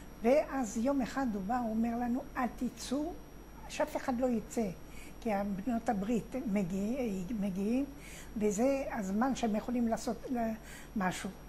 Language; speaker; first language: Hebrew; non-native, fluent; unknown